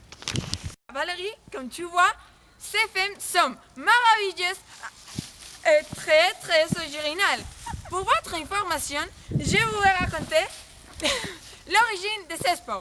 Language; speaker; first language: French; non-native, learner; Spanish